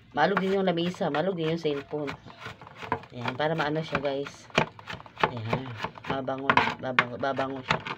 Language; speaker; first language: Filipino; non-native, local second language; Cebuano